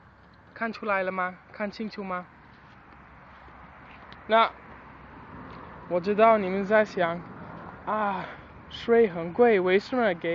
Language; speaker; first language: Chinese; non-native, learner; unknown